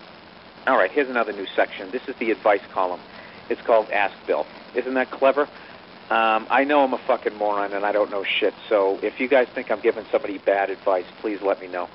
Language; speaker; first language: English; native; English